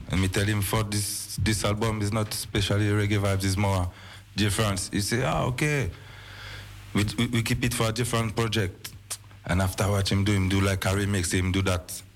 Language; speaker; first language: English; non-native, learner; French